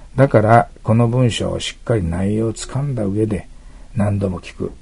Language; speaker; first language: Japanese; native; Japanese